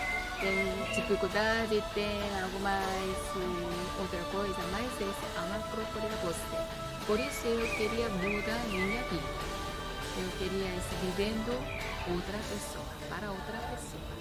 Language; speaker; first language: Portuguese; non-native, learner; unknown